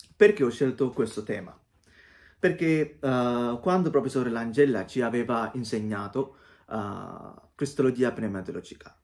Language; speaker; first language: Italian; non-native, fluent; Sinhala